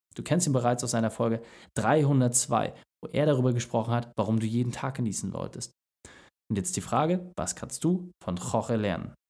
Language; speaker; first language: German; native; German